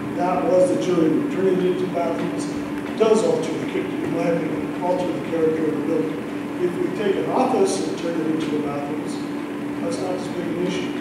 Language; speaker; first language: English; native; English